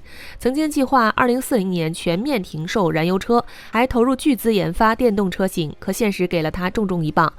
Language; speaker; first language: Chinese; native; Chinese